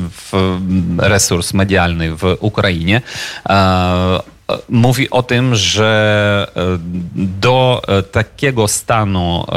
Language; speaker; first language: Polish; non-native, fluent; Ukrainian